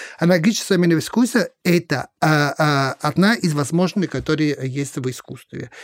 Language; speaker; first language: Russian; non-native, fluent; Italian